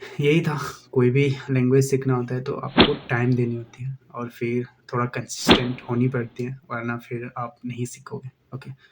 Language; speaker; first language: Hindi; non-native, local second language; Assamese